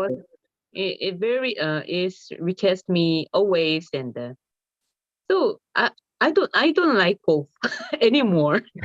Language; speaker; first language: English; non-native, learner; Korean